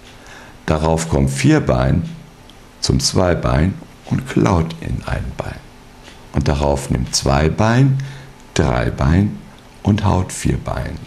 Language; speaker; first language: German; native; German